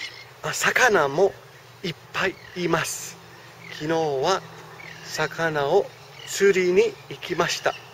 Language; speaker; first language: Japanese; non-native, fluent; English